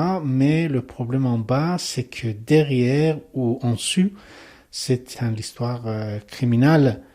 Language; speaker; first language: French; non-native, learner; Persian